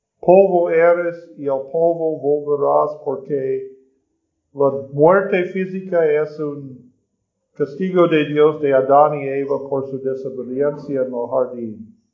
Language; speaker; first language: Spanish; non-native, learner; English